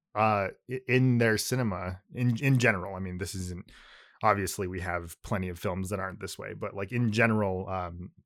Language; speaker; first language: English; early bilingual, other home language; Japanese